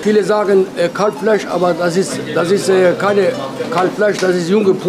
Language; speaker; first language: German; non-native, learner; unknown